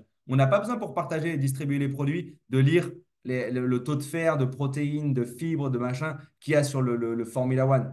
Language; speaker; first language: French; native; French